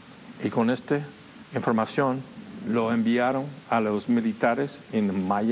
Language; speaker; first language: Spanish; non-native, fluent; English